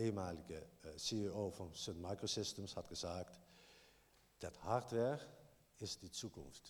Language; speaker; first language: German; non-native, learner; Dutch